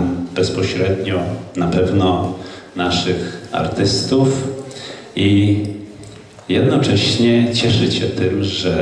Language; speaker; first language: Polish; native; Polish